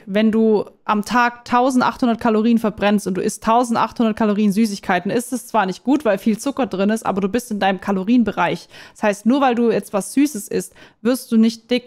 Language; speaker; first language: German; native; German